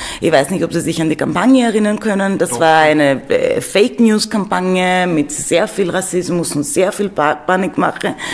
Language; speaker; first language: German; non-native, fluent; Greek